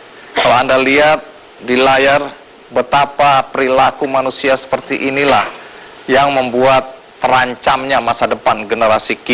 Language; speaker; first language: Indonesian; native; Indonesian